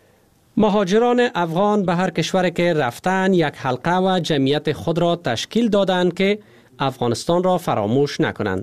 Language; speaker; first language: Persian; native; Persian